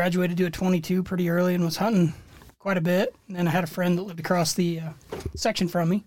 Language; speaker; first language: English; native; English